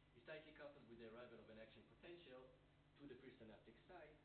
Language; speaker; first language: English; non-native, fluent; Hebrew